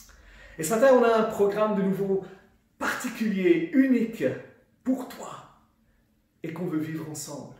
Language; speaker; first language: French; native; French